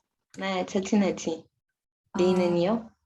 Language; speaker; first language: Korean; non-native, learner; Spanish